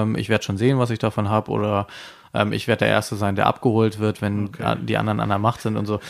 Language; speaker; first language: German; native; German